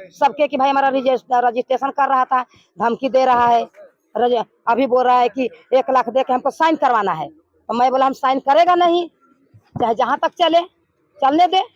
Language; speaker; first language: Hindi; native; Hindi